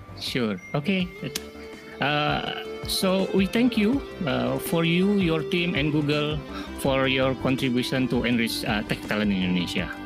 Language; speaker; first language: English; non-native, fluent; Indonesian